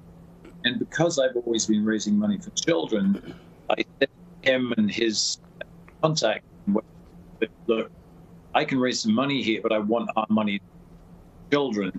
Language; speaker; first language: English; native; English